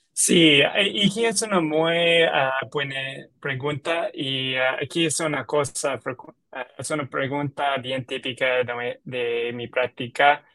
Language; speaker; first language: Spanish; non-native, learner; English